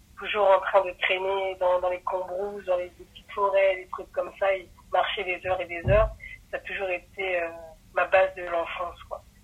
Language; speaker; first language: French; early bilingual, other home language; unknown